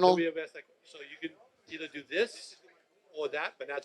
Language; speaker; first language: English; native; English